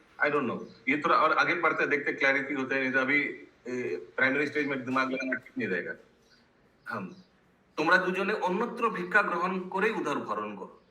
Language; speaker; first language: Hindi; non-native, local second language; Bangla